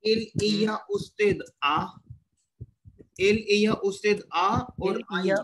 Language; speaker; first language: Spanish; non-native, learner; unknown